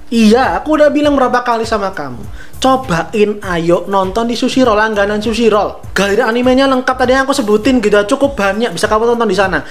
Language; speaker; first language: Indonesian; native; Indonesian